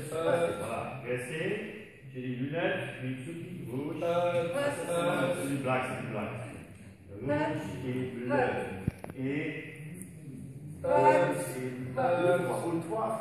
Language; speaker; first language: French; non-native, learner; Dutch